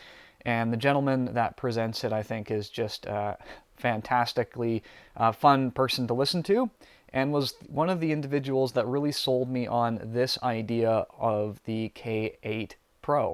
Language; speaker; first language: English; native; English